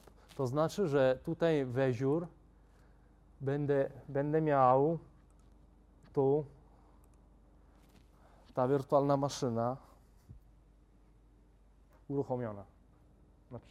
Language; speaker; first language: Polish; non-native, fluent; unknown